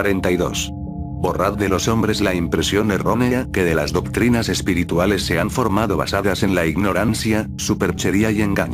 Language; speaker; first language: Spanish; native; Spanish